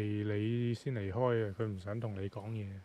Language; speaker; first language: Chinese; native; Chinese